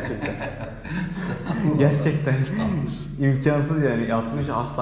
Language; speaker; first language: Turkish; native; Turkish